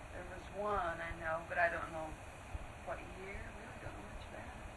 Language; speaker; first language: English; native; English